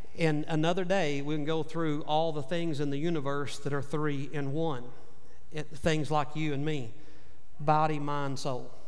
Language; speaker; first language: English; native; English